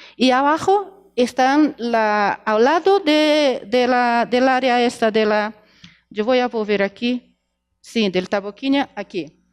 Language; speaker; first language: Spanish; non-native, fluent; Portuguese